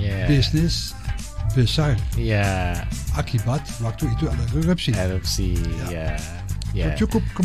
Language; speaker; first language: Indonesian; non-native, fluent; Dutch